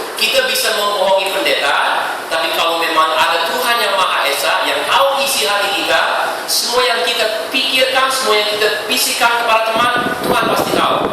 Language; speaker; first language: Indonesian; non-native, fluent; English